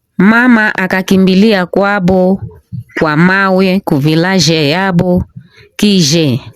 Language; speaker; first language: Swahili; non-native, local second language; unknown